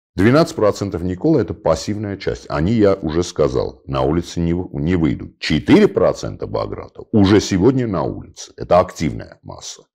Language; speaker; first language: Russian; non-native, local second language; Armenian